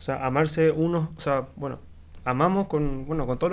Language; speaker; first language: Spanish; native; Spanish